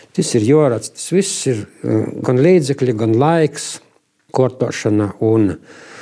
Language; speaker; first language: Latvian; native; Latvian